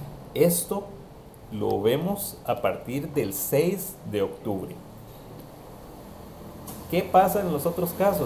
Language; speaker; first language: Spanish; native; Spanish